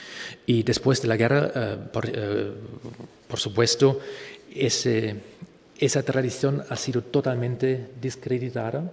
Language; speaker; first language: Spanish; non-native, fluent; German